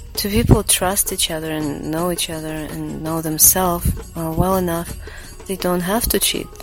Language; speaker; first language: English; non-native, fluent; Latvian